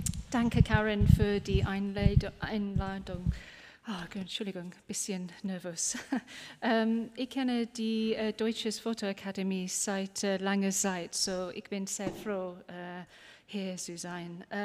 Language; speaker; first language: German; non-native, learner; English